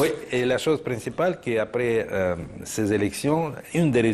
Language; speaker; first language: French; non-native, fluent; Russian